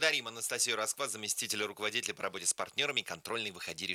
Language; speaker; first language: Russian; native; Russian